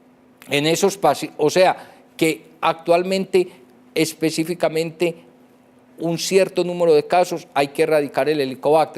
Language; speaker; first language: Spanish; native; Spanish